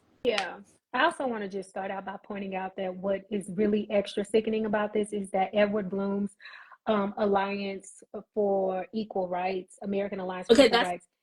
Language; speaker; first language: English; native; English